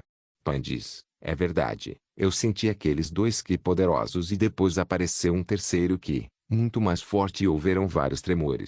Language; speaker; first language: Portuguese; native; Portuguese